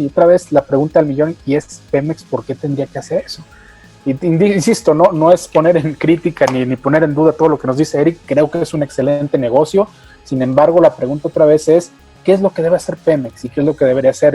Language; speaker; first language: Spanish; native; Spanish